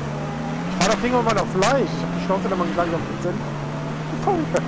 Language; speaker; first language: German; native; German